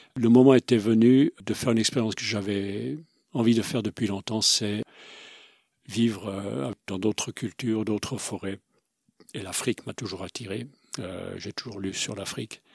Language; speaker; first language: French; non-native, local second language; Swiss German